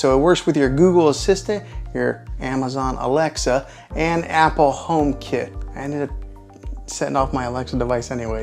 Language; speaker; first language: English; native; English